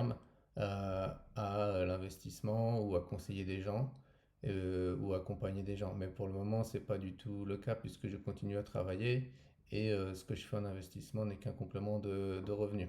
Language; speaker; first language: French; native; French